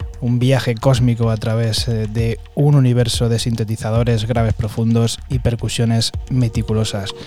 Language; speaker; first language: Spanish; native; Spanish